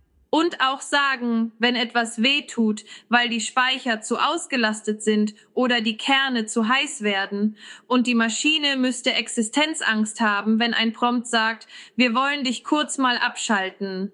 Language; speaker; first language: German; native; German